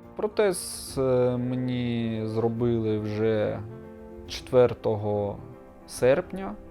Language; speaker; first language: Ukrainian; native; Ukrainian